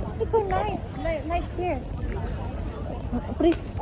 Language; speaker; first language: English; non-native, local second language; Filipino